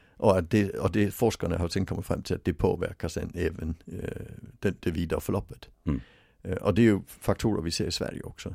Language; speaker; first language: Swedish; native; Swedish